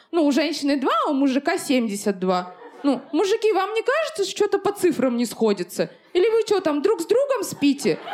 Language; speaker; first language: Russian; native; Russian